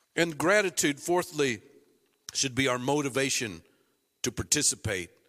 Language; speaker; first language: English; native; English